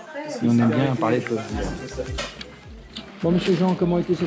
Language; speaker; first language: French; native; French